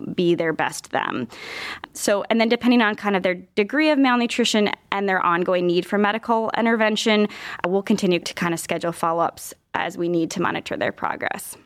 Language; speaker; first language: English; native; English